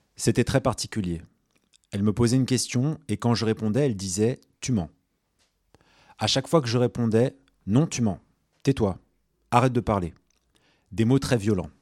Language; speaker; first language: French; early bilingual, other home language; Arabic